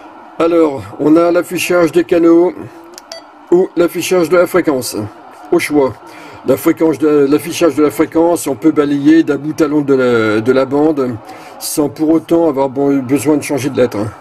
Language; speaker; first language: French; native; French